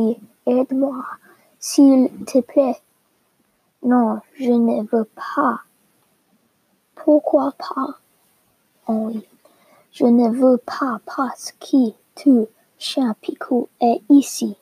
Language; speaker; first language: French; non-native, learner; English